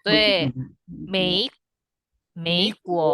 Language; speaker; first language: Chinese; non-native, fluent; Indonesian